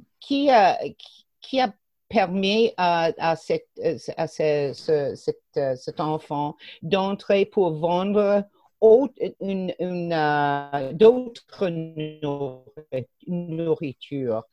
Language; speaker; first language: French; non-native, fluent; English